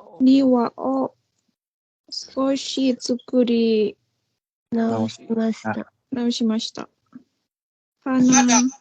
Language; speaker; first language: Japanese; non-native, learner; Indonesian